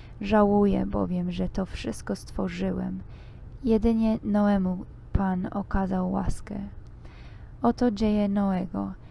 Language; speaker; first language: Polish; non-native, learner; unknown